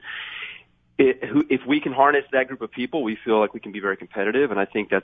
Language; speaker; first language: English; native; English